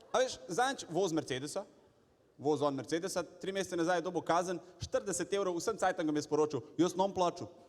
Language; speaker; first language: Slovenian; non-native, local second language; Bosnian